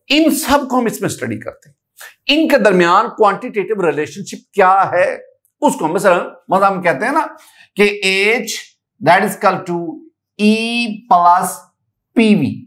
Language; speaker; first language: Urdu; non-native, local second language; Punjabi